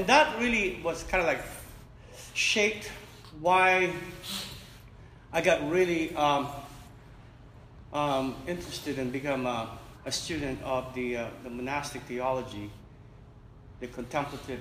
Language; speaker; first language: English; non-native, local second language; Filipino